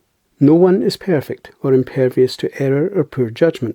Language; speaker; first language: English; native; English